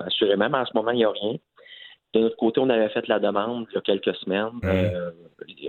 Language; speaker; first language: French; native; French